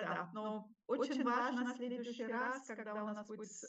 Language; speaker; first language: Russian; non-native, fluent; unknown